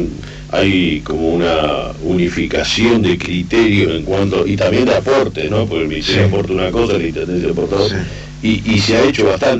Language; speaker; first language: Spanish; native; Spanish